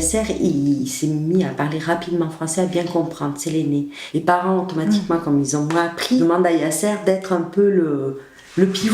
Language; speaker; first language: French; native; French